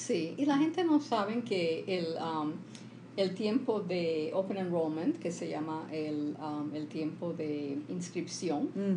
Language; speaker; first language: Spanish; early bilingual, heritage; Spanish